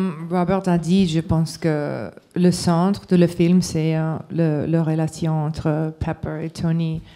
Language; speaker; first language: French; non-native, learner; English